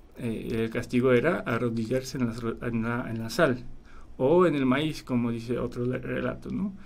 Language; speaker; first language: Spanish; non-native, fluent; Polish